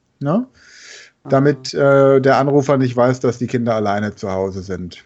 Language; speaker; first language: German; native; German